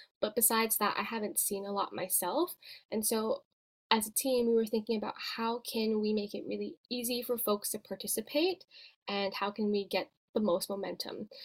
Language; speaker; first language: English; native; English